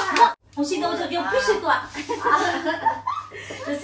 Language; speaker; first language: French; non-native, learner; Vietnamese